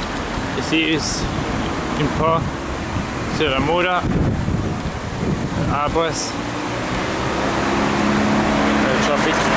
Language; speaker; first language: French; non-native, learner; German